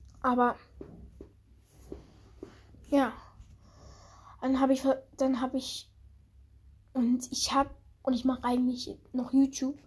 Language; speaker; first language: German; early bilingual, other home language; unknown